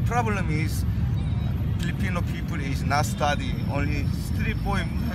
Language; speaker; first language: English; non-native, learner; Korean